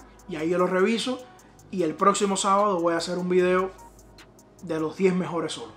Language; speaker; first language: Spanish; native; Spanish